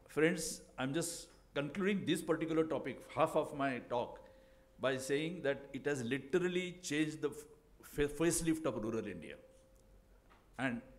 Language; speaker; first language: Hindi; non-native, local second language; Marathi